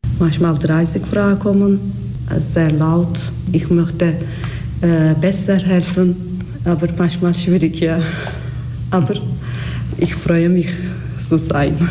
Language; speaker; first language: German; non-native, learner; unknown